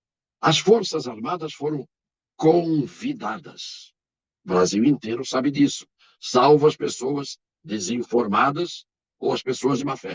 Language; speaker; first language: Portuguese; native; Portuguese